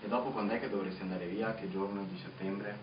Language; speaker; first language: Italian; native; Italian